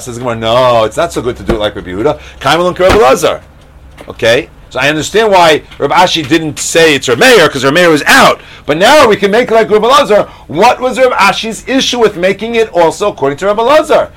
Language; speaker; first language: English; native; English